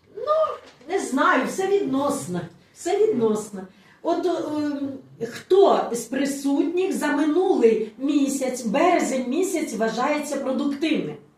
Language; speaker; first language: Ukrainian; non-native, local second language; Russian